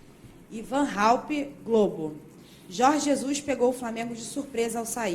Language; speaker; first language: Portuguese; native; Portuguese